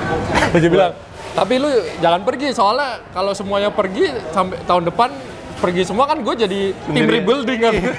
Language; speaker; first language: Indonesian; native; Indonesian